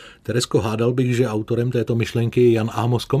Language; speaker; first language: Czech; native; Czech